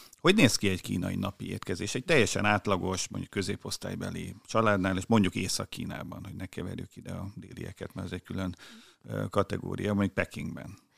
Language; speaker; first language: Hungarian; native; Hungarian